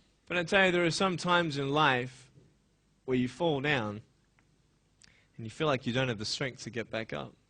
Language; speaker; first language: English; native; English